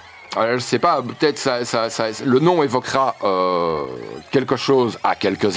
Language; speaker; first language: French; native; French